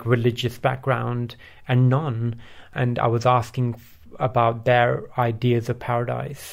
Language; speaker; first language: English; early bilingual, other home language; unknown